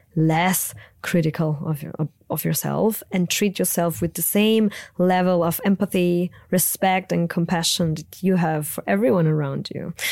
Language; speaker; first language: English; non-native, fluent; Italian